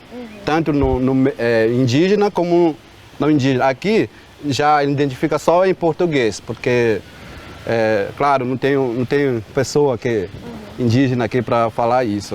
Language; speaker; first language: Portuguese; non-native, local second language; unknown